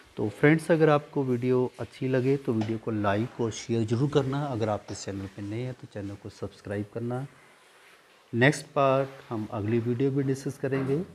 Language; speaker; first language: Hindi; non-native, local second language; Punjabi